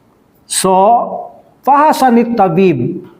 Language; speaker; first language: Arabic; non-native, fluent; Filipino